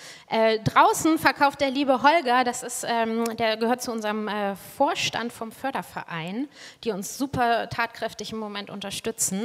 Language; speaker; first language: German; native; German